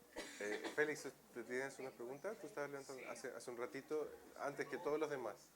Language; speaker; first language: Spanish; native; Spanish